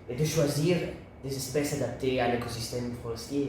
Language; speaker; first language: French; non-native, learner; Italian